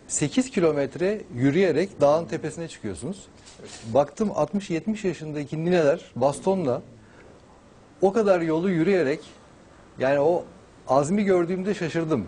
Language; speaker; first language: Turkish; native; Turkish